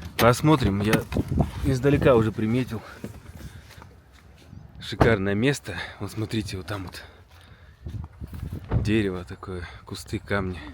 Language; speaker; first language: Russian; native; Russian